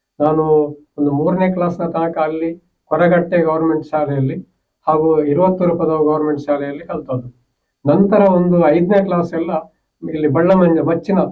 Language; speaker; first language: Kannada; non-native, local second language; Tulu